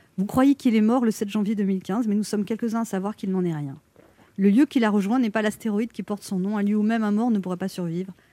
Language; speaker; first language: French; native; French